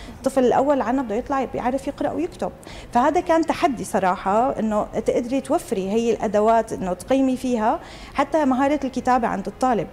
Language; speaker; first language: Arabic; native; Arabic